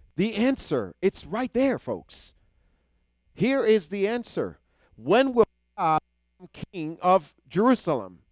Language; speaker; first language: English; non-native, fluent; Hebrew